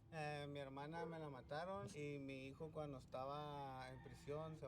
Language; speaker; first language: Spanish; native; Spanish